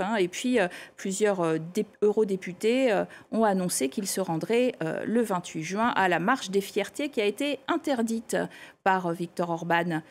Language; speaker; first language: French; native; French